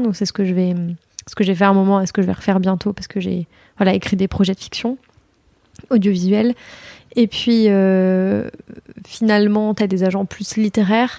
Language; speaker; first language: French; native; French